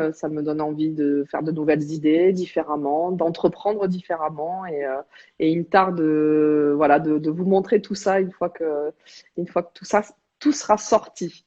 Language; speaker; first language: French; native; French